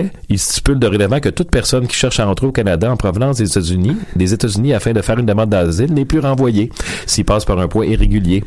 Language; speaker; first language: French; native; French